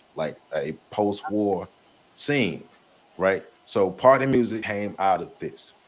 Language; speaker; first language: English; native; English